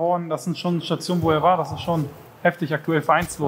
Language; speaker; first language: German; native; German